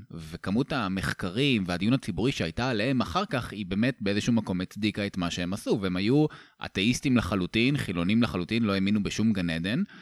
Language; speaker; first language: Hebrew; native; Hebrew